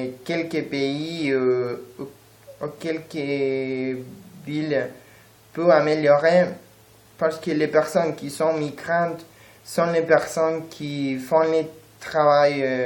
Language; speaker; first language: French; non-native, learner; Spanish